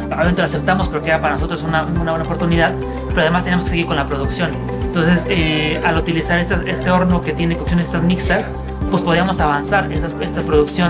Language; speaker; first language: Spanish; native; Spanish